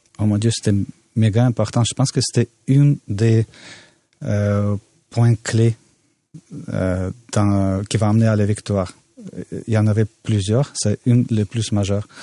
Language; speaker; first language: French; non-native, fluent; Russian